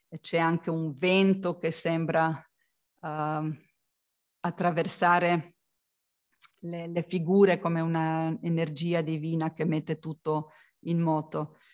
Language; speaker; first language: Italian; non-native, fluent; Slovenian